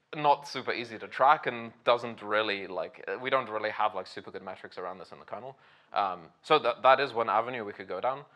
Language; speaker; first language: English; native; English